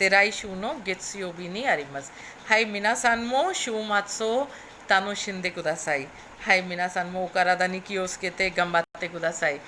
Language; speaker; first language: Japanese; non-native, fluent; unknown